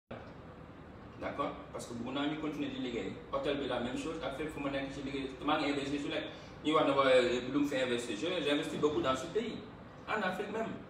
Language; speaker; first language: French; non-native, local second language; Wolof